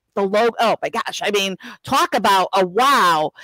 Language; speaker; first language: English; native; English